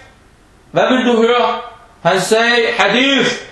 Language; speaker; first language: Danish; non-native, fluent; Arabic